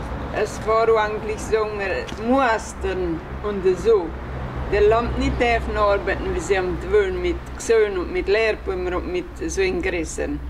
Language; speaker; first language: German; early bilingual, heritage; German